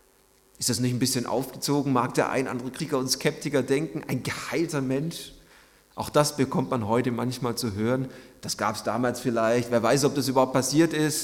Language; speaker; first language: German; native; German